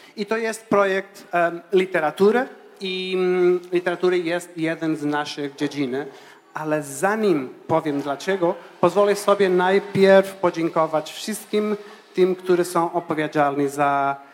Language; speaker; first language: Polish; non-native, fluent; Portuguese